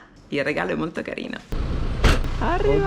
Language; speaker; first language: Italian; native; Italian